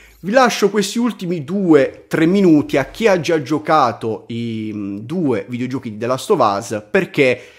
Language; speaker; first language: Italian; native; Italian